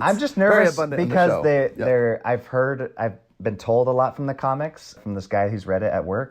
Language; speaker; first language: English; native; English